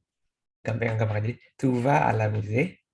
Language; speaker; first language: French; non-native, learner; Indonesian